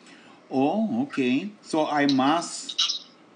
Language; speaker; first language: Spanish; early bilingual, heritage; Spanish